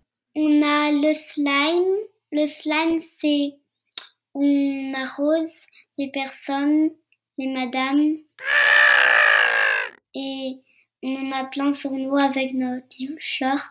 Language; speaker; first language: French; early bilingual, heritage; French